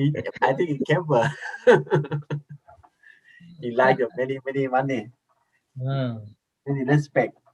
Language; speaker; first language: English; non-native, learner; Thai